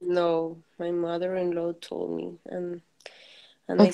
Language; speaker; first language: English; non-native, learner; Spanish